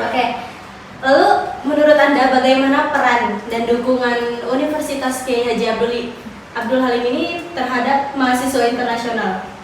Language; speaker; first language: Indonesian; native; Indonesian